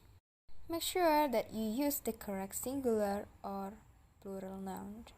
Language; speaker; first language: English; non-native, learner; Indonesian